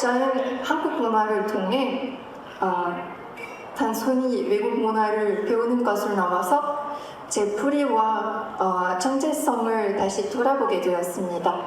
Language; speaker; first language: Korean; non-native, fluent; French